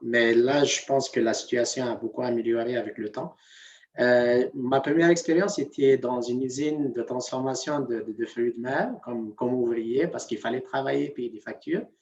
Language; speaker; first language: French; non-native, local second language; Arabic